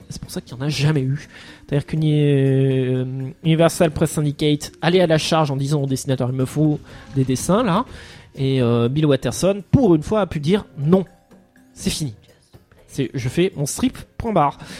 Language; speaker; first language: French; native; French